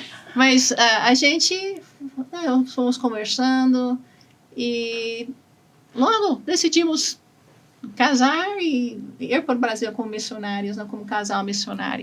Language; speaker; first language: Portuguese; non-native, fluent; English